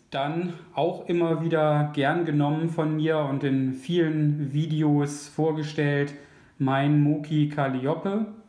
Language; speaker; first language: German; native; German